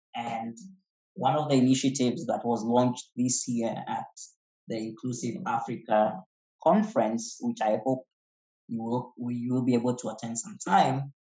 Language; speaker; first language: English; non-native, local second language; Kikuyu